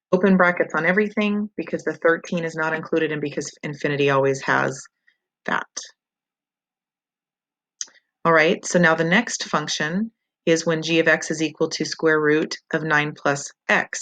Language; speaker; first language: English; native; English